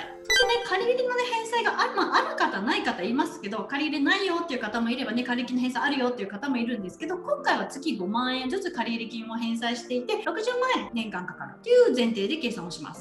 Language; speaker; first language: Japanese; native; Japanese